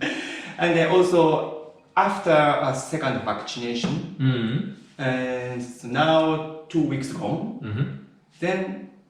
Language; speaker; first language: English; non-native, learner; Japanese